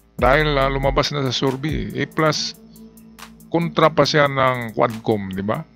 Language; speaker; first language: Filipino; non-native, local second language; Cebuano